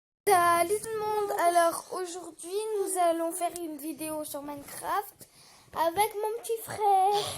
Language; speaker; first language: French; native; French